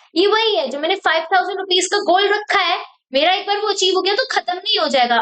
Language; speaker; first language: Hindi; native; Hindi